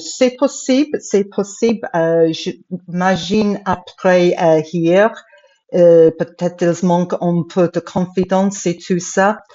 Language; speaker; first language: French; non-native, fluent; English